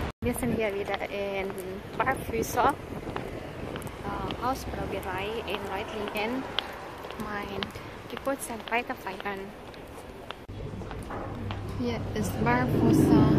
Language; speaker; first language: German; non-native, learner; Filipino